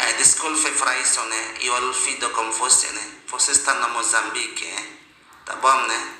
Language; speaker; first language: Portuguese; non-native, learner; Indonesian